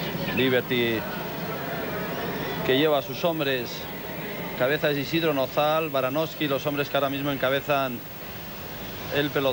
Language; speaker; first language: Spanish; native; Spanish